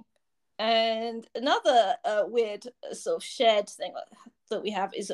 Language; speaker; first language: English; native; English